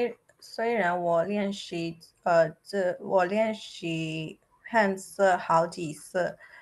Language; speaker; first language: Chinese; non-native, learner; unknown